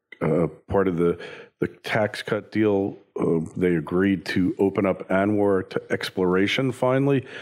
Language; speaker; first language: English; native; English